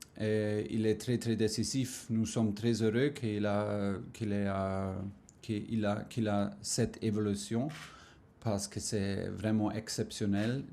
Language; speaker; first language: French; non-native, fluent; German